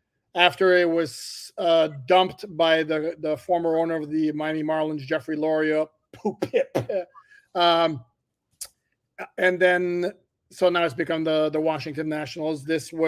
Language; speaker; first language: English; non-native, fluent; French